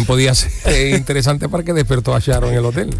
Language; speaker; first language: Spanish; native; Spanish